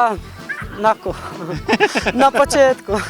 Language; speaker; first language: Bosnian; non-native, learner; Albanian